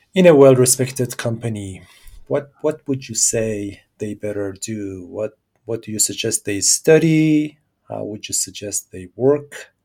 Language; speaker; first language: English; non-native, fluent; Persian